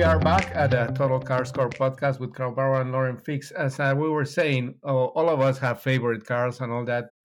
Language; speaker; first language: English; non-native, fluent; Spanish